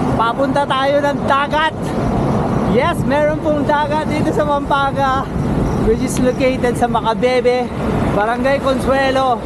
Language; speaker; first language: Filipino; non-native, local second language; Pampanga